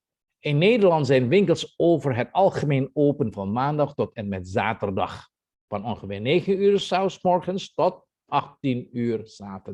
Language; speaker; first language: Dutch; non-native, fluent; Indonesian